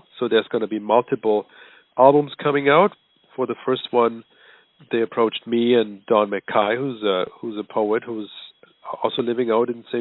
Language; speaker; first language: English; non-native, fluent; German